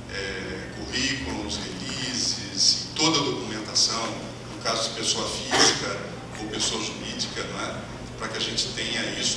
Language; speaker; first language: Portuguese; native; Portuguese